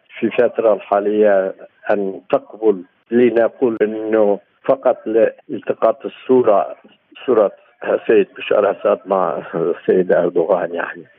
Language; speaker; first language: Arabic; non-native, fluent; Turkish